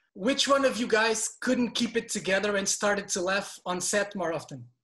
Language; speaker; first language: English; non-native, fluent; Portuguese